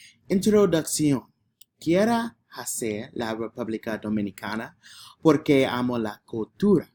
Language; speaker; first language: Spanish; non-native, learner; English